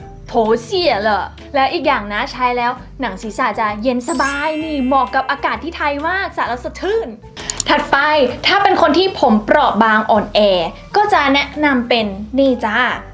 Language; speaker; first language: Thai; native; Thai